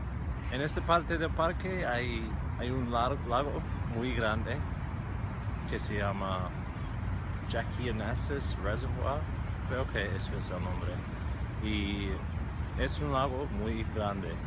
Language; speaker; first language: Spanish; non-native, fluent; English